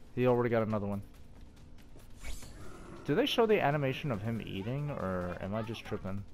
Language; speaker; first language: English; native; English